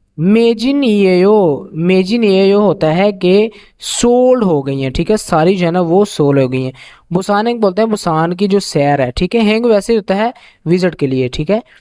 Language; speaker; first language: Urdu; native; Urdu